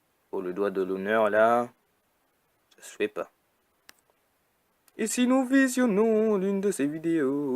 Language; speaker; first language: French; native; French